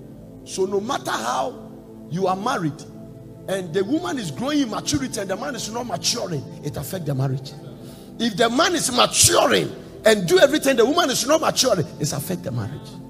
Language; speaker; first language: English; non-native, local second language; Akan